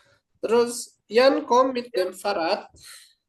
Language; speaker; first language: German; non-native, fluent; Indonesian